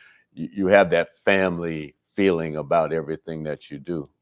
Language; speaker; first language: English; native; English